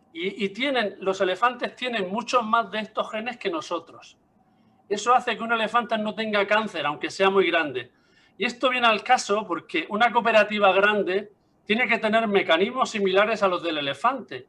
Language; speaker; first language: Spanish; native; Spanish